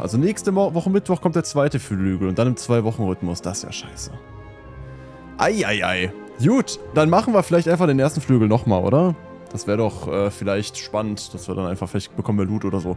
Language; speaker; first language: German; native; German